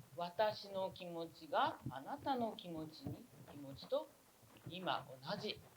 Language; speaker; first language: Japanese; native; Japanese